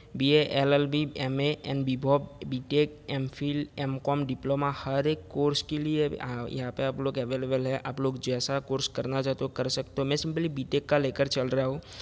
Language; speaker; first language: Hindi; non-native, local second language; Assamese